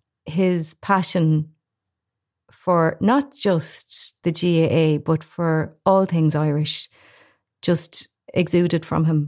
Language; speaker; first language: English; native; English